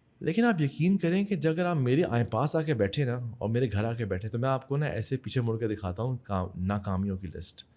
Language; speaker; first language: Urdu; native; Urdu